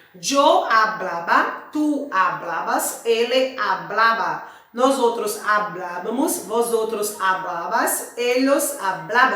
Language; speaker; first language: Spanish; non-native, learner; Portuguese